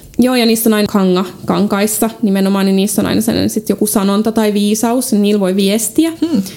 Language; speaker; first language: Finnish; native; Finnish